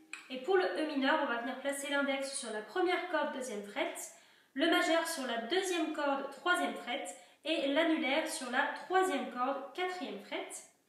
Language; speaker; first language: French; native; French